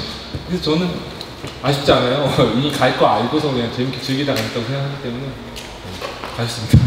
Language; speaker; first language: Korean; native; Korean